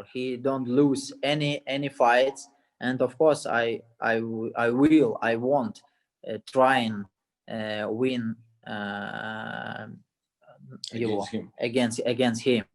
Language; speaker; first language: English; non-native, learner; Russian